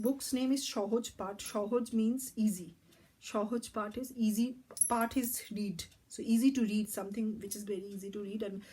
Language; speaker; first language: English; non-native, local second language; Bangla